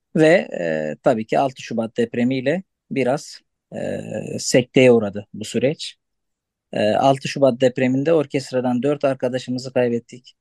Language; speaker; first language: Turkish; non-native, local second language; Arabic